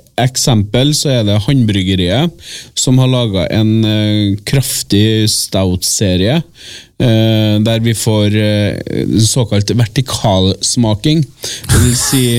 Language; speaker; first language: Norwegian; native; Norwegian